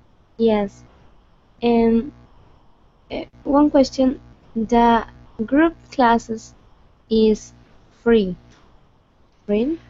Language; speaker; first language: English; non-native, learner; Spanish